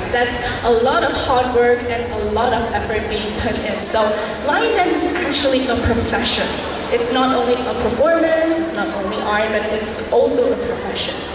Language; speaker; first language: English; non-native, local second language; Chinese